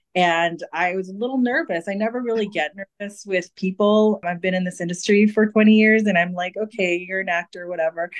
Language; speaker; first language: English; native; English